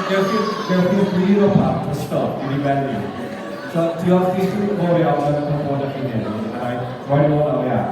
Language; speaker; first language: Welsh; native; Welsh